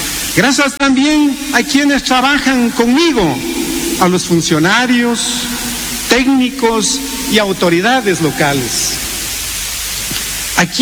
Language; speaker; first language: Spanish; native; Spanish